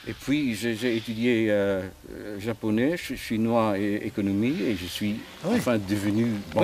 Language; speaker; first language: French; non-native, fluent; Dutch